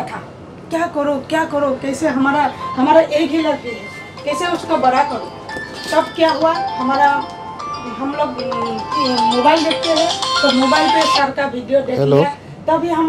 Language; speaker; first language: Hindi; non-native, local second language; Assamese